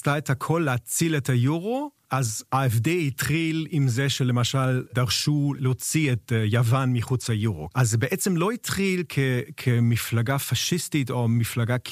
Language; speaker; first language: Hebrew; non-native, fluent; German